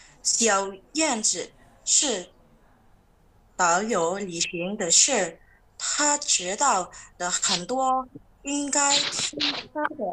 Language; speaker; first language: Chinese; non-native, learner; Indonesian